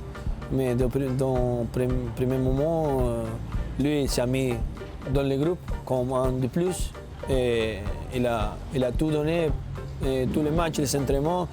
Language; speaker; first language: French; non-native, learner; Spanish